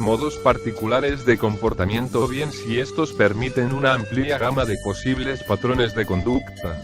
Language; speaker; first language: Spanish; native; Spanish